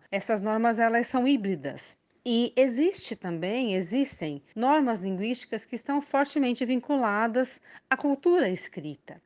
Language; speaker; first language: Portuguese; native; Portuguese